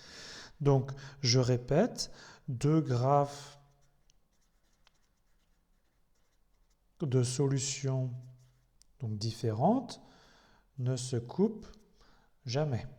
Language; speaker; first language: French; native; French